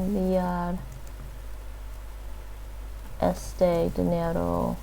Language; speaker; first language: Spanish; non-native, learner; English